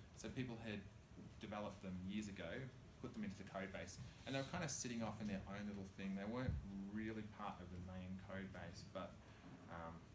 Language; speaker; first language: English; native; English